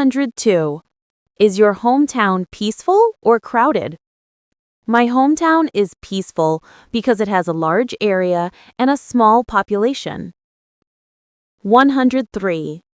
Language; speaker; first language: English; non-native, learner; Vietnamese